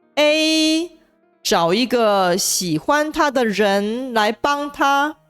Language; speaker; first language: Chinese; native; Chinese